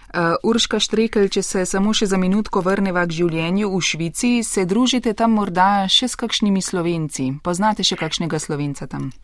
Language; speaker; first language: Slovenian; native; Slovenian